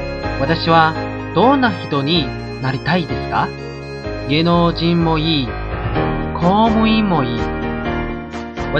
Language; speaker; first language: Japanese; non-native, learner; Chinese